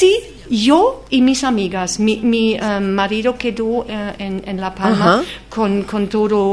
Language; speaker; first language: Spanish; non-native, fluent; German